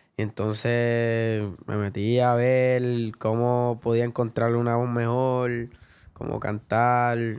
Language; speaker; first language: Spanish; early bilingual, other home language; English